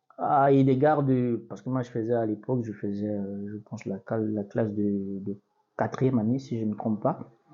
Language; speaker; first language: French; non-native, local second language; Basaa